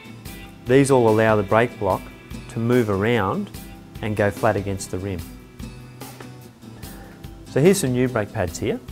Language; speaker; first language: English; native; English